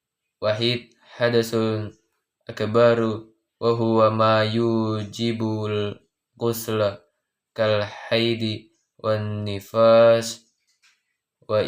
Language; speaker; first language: Arabic; non-native, learner; Indonesian